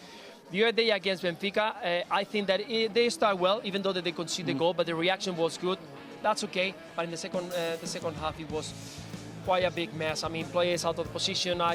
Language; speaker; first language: English; non-native, fluent; Spanish